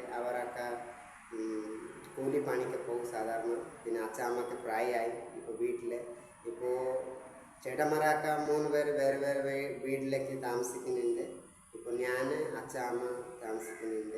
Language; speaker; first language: Malayalam; early bilingual, other home language; Odia